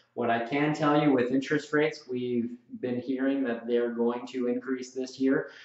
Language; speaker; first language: English; native; English